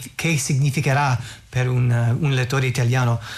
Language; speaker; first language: Italian; non-native, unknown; English